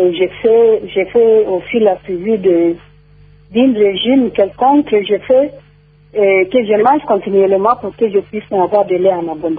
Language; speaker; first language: French; non-native, local second language; Nande